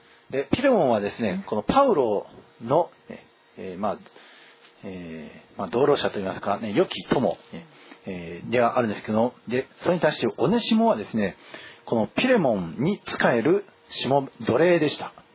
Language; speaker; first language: Japanese; native; Japanese